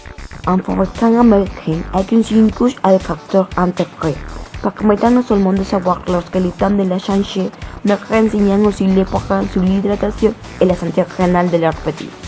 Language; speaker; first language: French; non-native, learner; Spanish